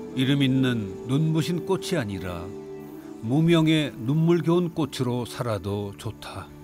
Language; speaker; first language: Korean; native; Korean